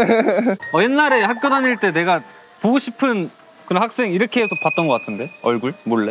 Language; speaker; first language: Korean; native; Korean